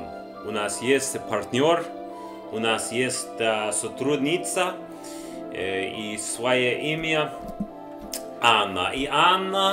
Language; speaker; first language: Russian; non-native, learner; English